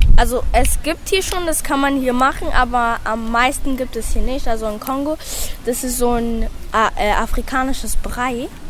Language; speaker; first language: German; non-native, fluent; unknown